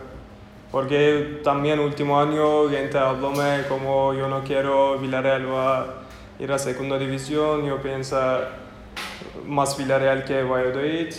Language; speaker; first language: Spanish; non-native, learner; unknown